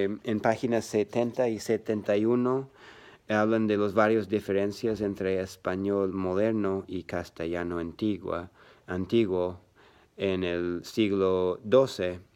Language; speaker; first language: Spanish; non-native, learner; English